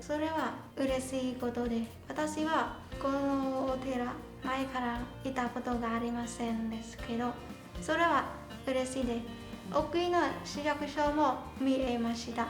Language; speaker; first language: Japanese; non-native, learner; Vietnamese